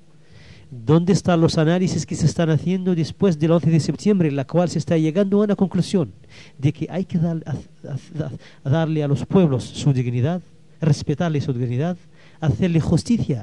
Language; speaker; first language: Spanish; non-native, local second language; Arabic